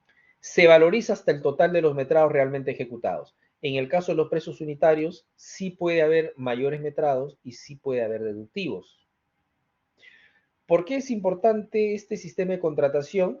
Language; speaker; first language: Spanish; native; Spanish